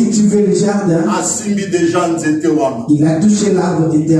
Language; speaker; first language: French; non-native, local second language; Lingala